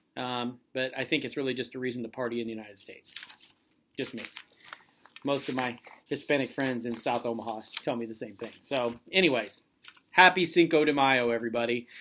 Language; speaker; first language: English; native; English